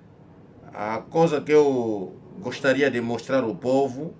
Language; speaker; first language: Portuguese; non-native, local second language; Kongo